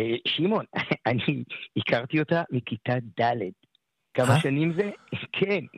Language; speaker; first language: Hebrew; native; Hebrew